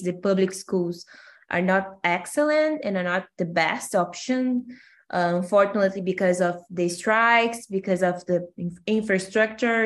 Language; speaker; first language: English; non-native, fluent; Portuguese